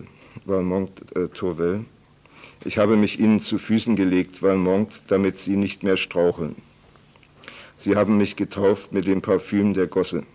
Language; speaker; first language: German; native; German